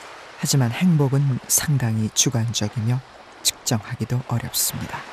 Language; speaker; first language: Korean; native; Korean